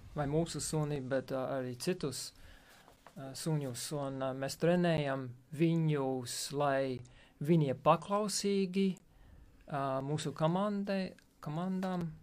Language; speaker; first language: Latvian; non-native, fluent; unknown